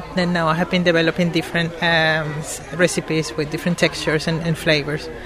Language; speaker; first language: English; non-native, fluent; Spanish